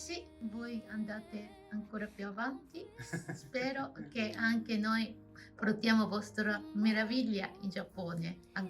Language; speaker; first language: Italian; non-native, fluent; Japanese